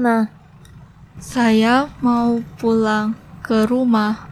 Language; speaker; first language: Indonesian; non-native, learner; Chinese